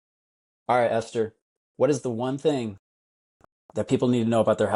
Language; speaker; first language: English; native; English